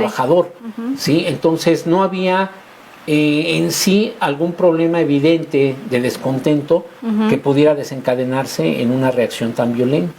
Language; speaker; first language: Spanish; native; Spanish